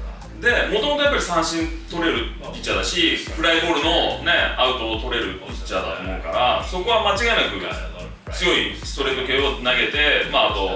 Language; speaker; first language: Japanese; native; Japanese